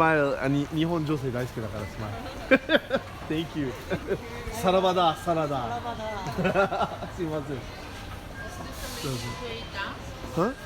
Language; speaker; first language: Japanese; non-native, learner; English